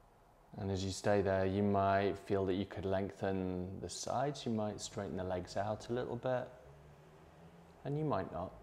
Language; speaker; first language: English; native; English